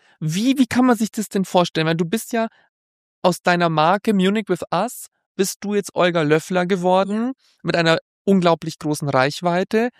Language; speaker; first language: German; native; German